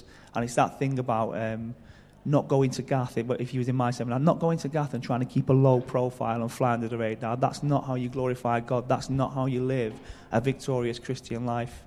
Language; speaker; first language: English; native; English